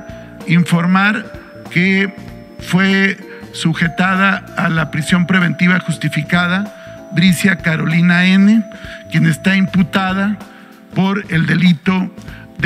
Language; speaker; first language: Spanish; native; Spanish